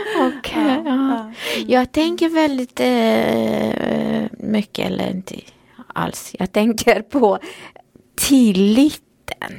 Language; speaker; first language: Swedish; non-native, fluent; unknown